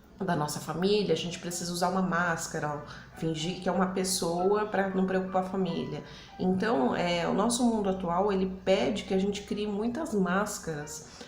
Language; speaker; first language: Portuguese; early bilingual, other home language; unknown